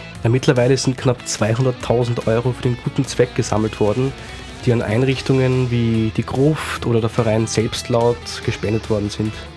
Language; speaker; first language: German; native; German